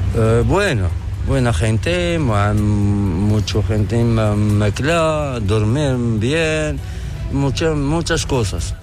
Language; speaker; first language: Spanish; non-native, learner; Arabic